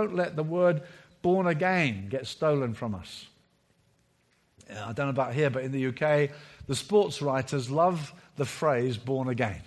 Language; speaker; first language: English; native; English